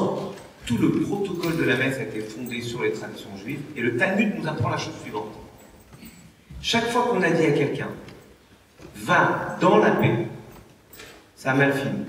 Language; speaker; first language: French; native; French